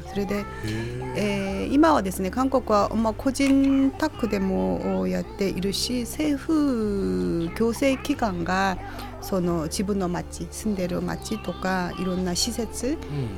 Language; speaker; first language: Japanese; non-native, fluent; Korean